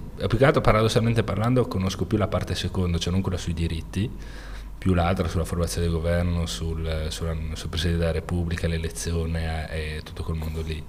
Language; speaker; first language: Italian; native; Italian